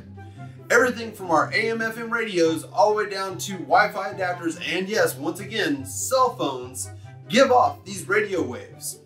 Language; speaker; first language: English; native; English